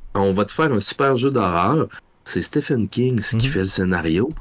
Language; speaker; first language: French; native; French